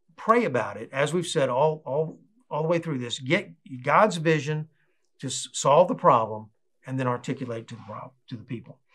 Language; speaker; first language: English; native; English